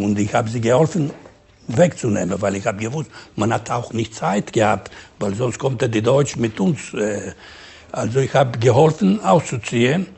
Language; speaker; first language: German; non-native, fluent; Ladino